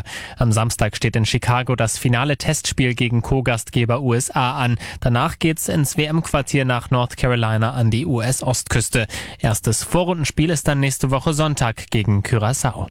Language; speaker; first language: German; native; German